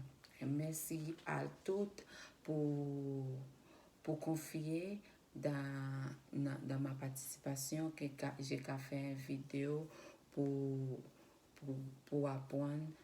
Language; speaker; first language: French; non-native, learner; Spanish